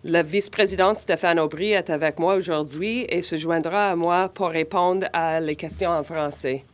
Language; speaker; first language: French; non-native, local second language; English